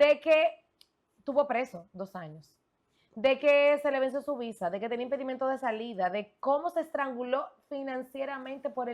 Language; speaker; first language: Spanish; native; Spanish